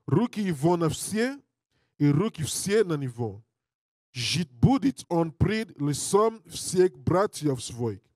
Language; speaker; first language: Russian; non-native, learner; English